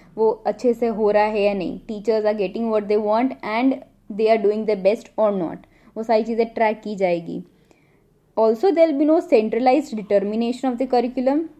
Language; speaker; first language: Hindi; non-native, local second language; Gujarati